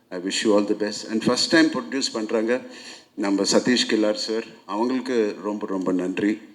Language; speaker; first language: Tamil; non-native, local second language; Telugu